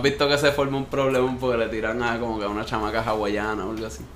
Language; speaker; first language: Spanish; native; Spanish